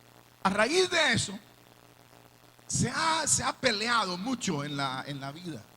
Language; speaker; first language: Spanish; native; Spanish